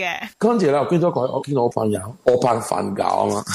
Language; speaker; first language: Cantonese; non-native, learner; Spanish